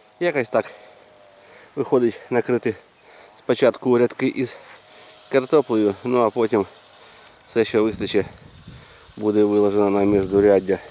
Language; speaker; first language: Ukrainian; native; Ukrainian